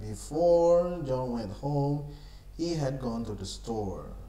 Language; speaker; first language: English; non-native, fluent; Indonesian